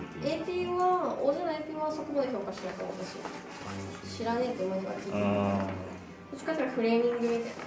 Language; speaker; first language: Japanese; native; Japanese